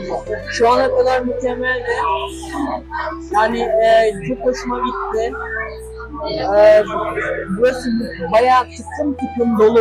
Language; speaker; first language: Turkish; early bilingual, heritage; Turkish